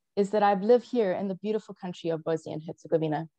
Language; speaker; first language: English; native; English